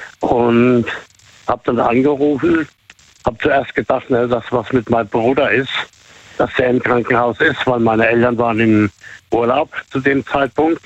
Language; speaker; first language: German; native; German